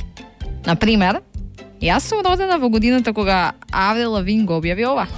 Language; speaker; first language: Macedonian; native; Macedonian